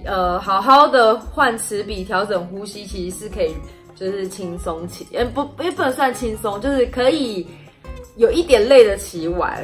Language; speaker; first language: Chinese; native; Chinese